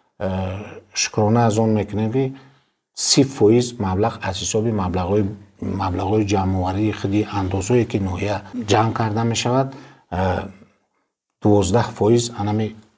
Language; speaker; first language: Tajik; native; Tajik